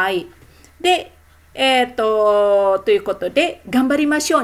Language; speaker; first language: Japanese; non-native, fluent; Indonesian